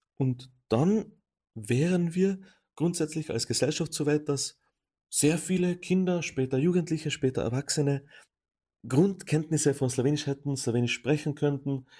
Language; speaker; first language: German; non-native, local second language; Slovenian